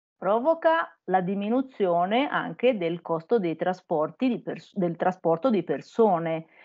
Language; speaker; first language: Italian; native; Italian